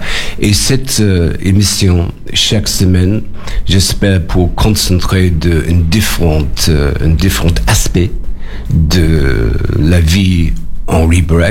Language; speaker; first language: French; non-native, learner; English